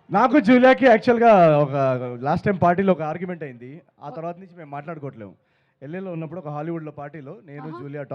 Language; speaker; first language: Telugu; native; Telugu